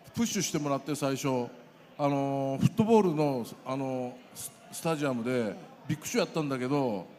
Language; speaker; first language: Japanese; native; Japanese